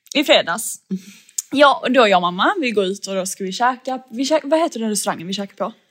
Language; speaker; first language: Swedish; native; Swedish